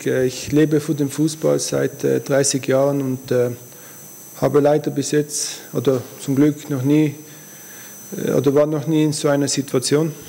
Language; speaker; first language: German; early bilingual, other home language; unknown